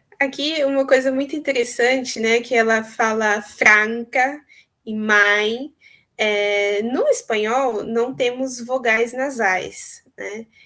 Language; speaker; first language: Portuguese; native; Portuguese